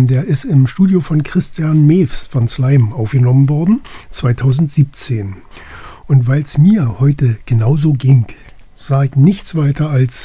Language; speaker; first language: German; native; German